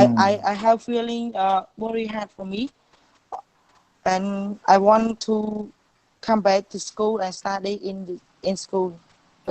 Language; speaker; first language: English; non-native, learner; Khmer